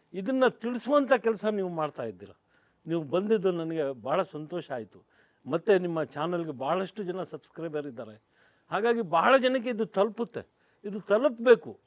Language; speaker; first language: Kannada; non-native, local second language; Urdu